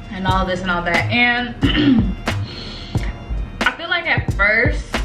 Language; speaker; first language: English; native; English